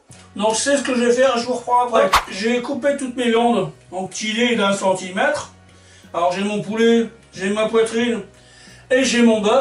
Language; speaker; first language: French; native; French